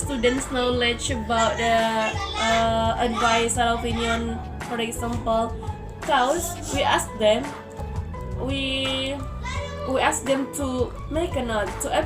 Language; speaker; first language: English; non-native, learner; Indonesian